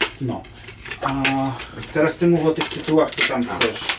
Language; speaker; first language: Polish; native; Polish